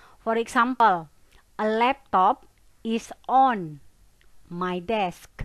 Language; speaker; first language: English; non-native, fluent; Indonesian